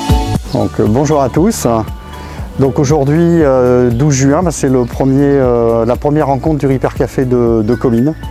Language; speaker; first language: French; native; French